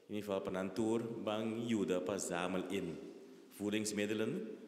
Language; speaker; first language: Dutch; non-native, local second language; Papiamento